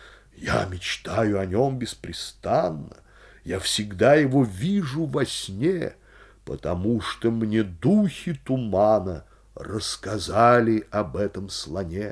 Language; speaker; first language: Russian; native; Russian